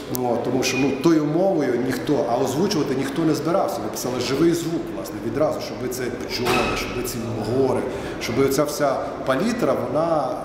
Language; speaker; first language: Ukrainian; native; Ukrainian